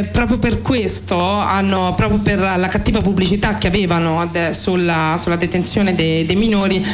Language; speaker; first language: Italian; native; Italian